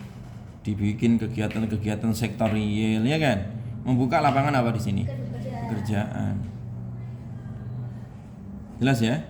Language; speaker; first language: Indonesian; native; Indonesian